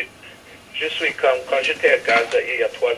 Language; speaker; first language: French; non-native, fluent; English